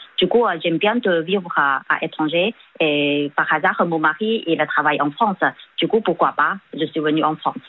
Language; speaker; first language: French; non-native, fluent; Chinese